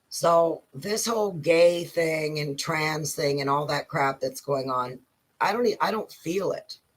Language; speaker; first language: English; native; English